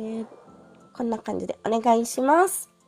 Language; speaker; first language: Japanese; non-native, fluent; Filipino